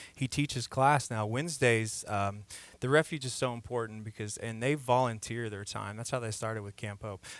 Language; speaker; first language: English; native; English